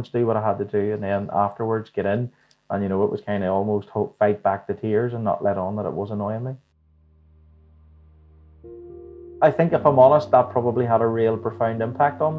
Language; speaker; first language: English; native; English